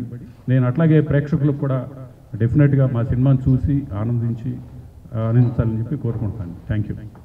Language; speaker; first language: Telugu; native; Telugu